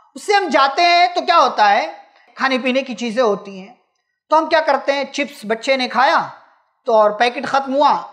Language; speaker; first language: Hindi; native; Hindi